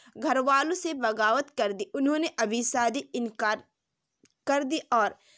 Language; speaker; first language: Hindi; native; Hindi